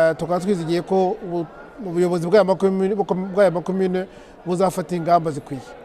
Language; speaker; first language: Kinyarwanda; native; Kinyarwanda